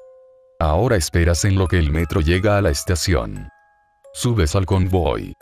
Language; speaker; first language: Spanish; native; Spanish